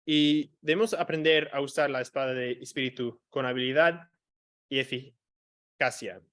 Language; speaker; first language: Spanish; non-native, fluent; English